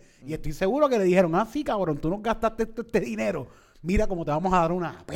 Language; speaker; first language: Spanish; native; Spanish